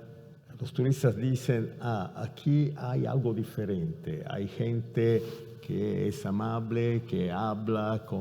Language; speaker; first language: Spanish; non-native, fluent; Italian